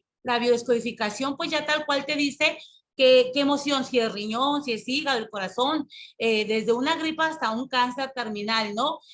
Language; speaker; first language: Spanish; native; Spanish